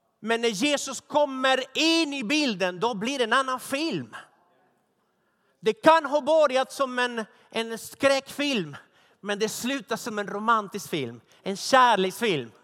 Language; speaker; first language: Swedish; non-native, fluent; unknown